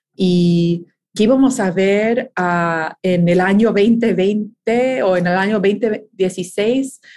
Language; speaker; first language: Spanish; early bilingual, heritage; Spanish